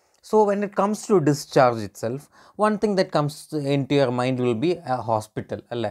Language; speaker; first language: English; non-native, local second language; Malayalam